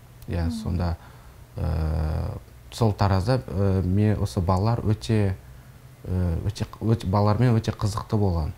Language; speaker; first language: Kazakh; non-native, local second language; Russian